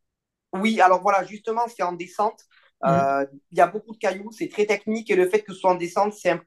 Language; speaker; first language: French; native; French